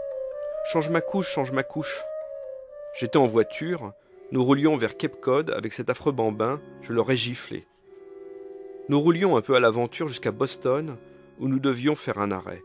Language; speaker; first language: French; native; French